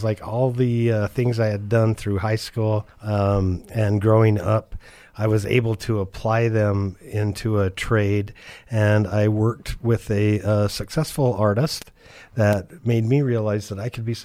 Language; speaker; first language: English; native; English